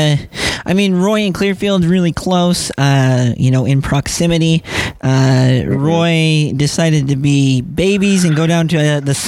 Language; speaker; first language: English; native; English